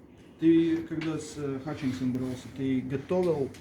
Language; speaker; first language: Russian; non-native, learner; Georgian